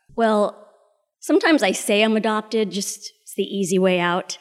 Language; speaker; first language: English; early bilingual, other home language; Spanish